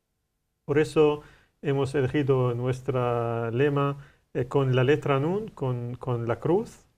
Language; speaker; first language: Spanish; non-native, learner; Arabic